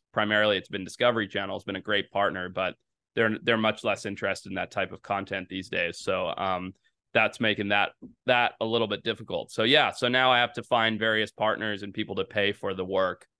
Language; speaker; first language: English; native; English